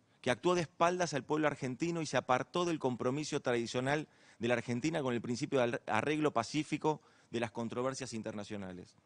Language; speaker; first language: Spanish; native; Spanish